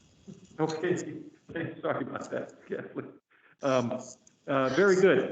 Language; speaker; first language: English; native; English